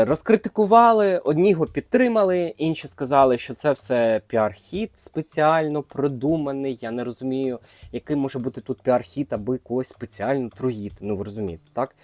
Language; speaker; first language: Ukrainian; native; Ukrainian